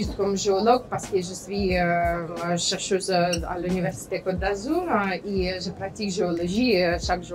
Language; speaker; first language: French; non-native, fluent; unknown